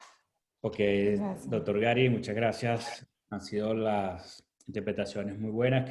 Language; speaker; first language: Spanish; native; Spanish